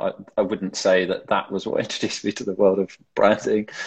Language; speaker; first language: English; native; English